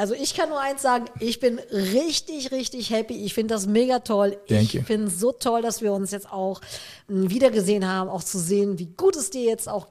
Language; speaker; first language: German; native; German